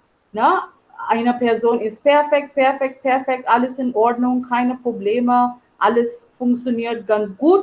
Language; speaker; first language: German; non-native, fluent; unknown